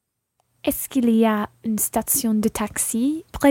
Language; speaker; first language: French; non-native, learner; English